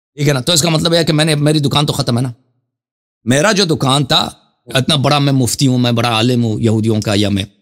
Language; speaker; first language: Urdu; non-native, fluent; Persian